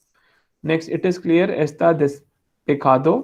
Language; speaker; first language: Spanish; non-native, fluent; Hindi